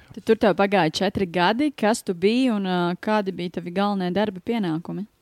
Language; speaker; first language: Latvian; native; Latvian